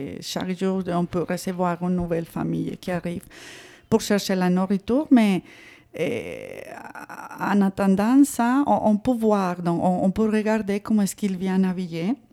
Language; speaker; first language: French; non-native, fluent; Spanish